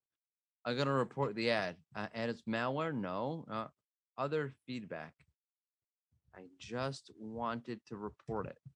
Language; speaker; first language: English; native; English